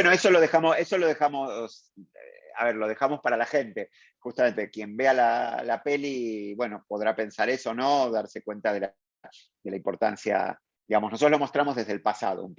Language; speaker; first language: Spanish; native; Spanish